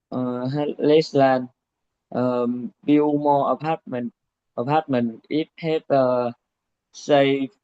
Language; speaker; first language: English; non-native, learner; Vietnamese